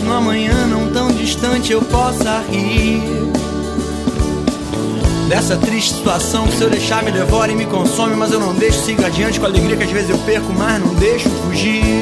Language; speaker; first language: Portuguese; native; Portuguese